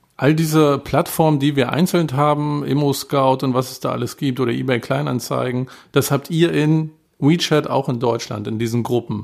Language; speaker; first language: German; native; German